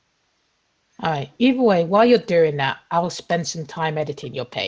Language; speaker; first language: English; native; English